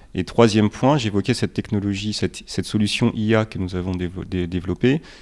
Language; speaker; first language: French; early bilingual, other home language; Romanian